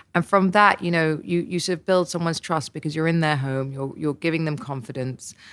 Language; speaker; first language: English; native; English